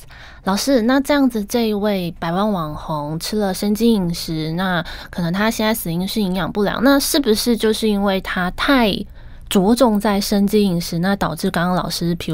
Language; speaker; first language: Chinese; native; Chinese